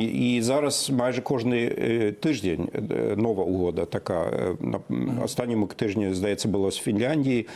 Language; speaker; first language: Ukrainian; non-native, fluent; German